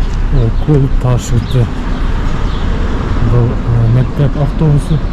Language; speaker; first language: Turkish; non-native, learner; Bashkir